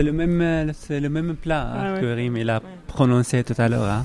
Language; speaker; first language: French; non-native, learner; Arabic